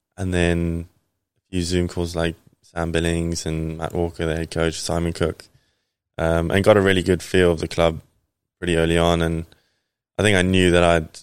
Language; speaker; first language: English; native; English